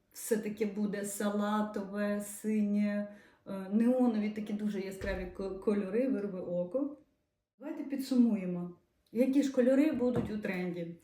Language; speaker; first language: Ukrainian; non-native, local second language; Russian